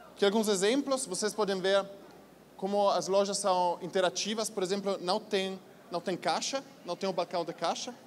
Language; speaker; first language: Portuguese; non-native, fluent; Italian